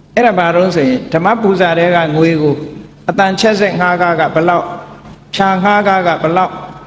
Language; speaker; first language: Burmese; native; Burmese